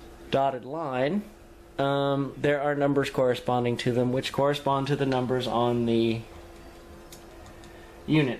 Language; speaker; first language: English; native; English